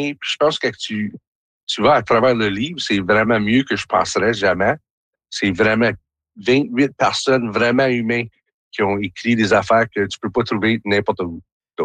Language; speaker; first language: French; native; French